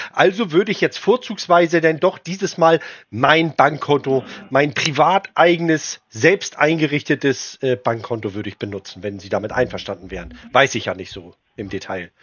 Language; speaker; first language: German; native; German